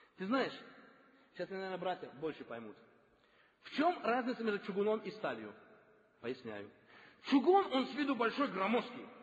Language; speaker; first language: Russian; non-native, local second language; Tajik